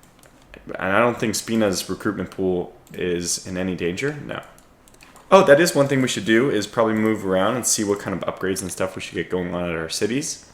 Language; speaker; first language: English; native; English